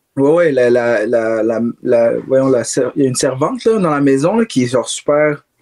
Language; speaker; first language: French; native; French